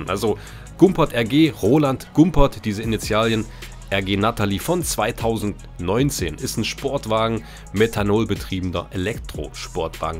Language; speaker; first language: German; native; German